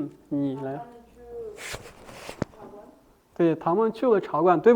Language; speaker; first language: Chinese; non-native, fluent; Kyrgyz